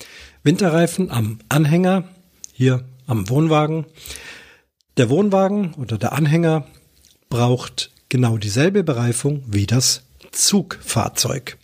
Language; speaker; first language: German; native; German